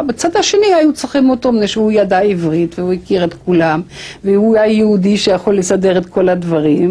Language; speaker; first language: Hebrew; non-native, fluent; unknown